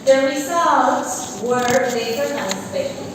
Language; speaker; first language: English; non-native, fluent; Spanish